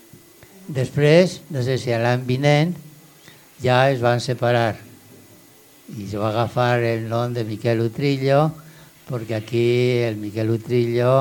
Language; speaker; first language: Catalan; non-native, local second language; Spanish